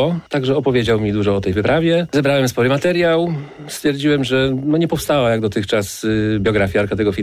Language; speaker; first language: Polish; native; Polish